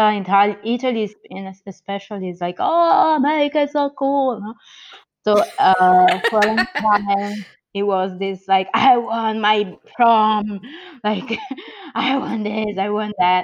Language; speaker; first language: English; non-native, fluent; Italian